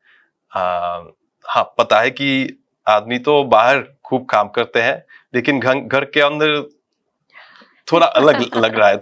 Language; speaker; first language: Hindi; non-native, fluent; Dutch